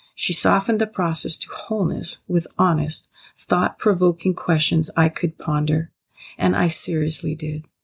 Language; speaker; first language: English; native; English